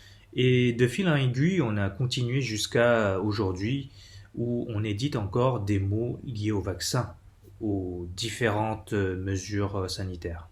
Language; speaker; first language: French; non-native, fluent; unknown